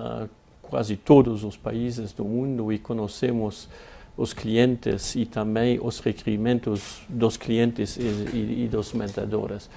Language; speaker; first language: Portuguese; non-native, fluent; French